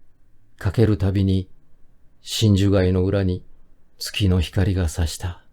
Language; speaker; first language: Japanese; native; Japanese